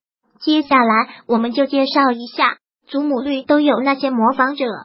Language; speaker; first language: Chinese; native; Chinese